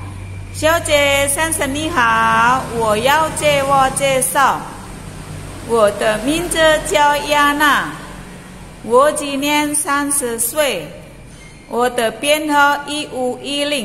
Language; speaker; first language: Chinese; non-native, learner; Indonesian